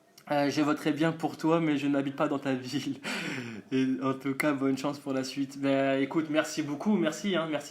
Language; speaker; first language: French; native; French